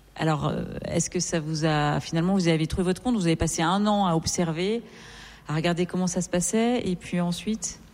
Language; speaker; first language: French; native; French